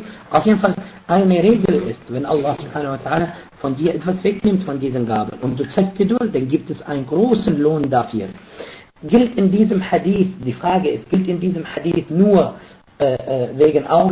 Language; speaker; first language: German; non-native, fluent; Arabic